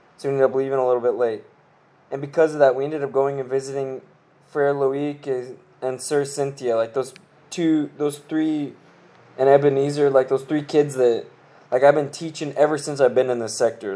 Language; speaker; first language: English; native; English